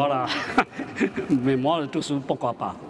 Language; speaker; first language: French; non-native, learner; Chinese